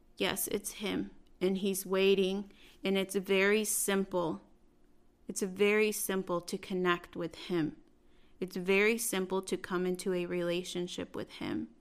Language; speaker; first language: English; early bilingual, other home language; Spanish